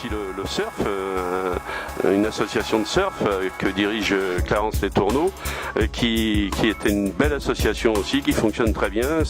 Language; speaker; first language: French; native; French